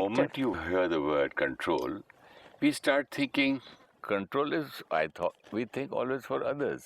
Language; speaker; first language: English; non-native, local second language; Hindi